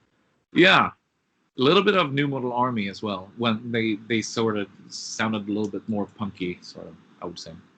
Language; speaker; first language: English; non-native, fluent; Swedish